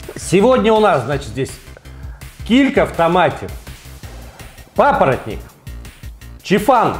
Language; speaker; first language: Russian; native; Russian